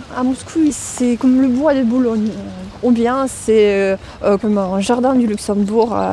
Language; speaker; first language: French; non-native, fluent; Russian